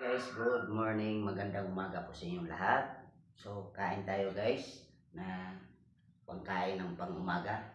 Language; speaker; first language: Filipino; non-native, local second language; Cebuano